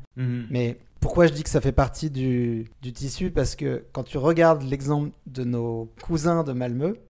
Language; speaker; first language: French; native; French